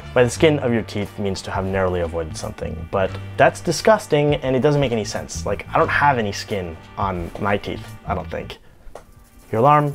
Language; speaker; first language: English; native; English